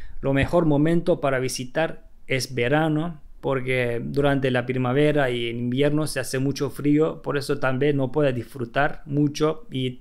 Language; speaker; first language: Spanish; non-native, fluent; Turkish